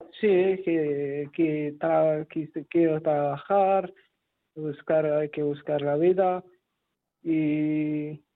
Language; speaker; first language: Spanish; non-native, learner; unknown